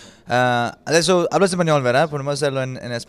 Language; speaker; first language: Spanish; non-native, fluent; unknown